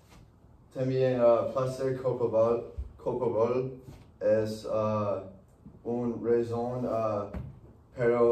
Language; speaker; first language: Spanish; non-native, learner; English